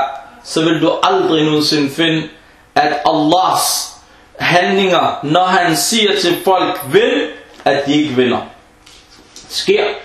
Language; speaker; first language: Danish; non-native, fluent; Arabic